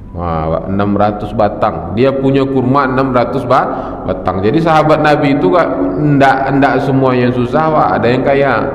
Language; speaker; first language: Malay; native; Malay